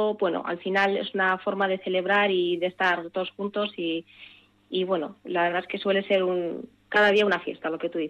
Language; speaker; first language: Spanish; early bilingual, other home language; Arabic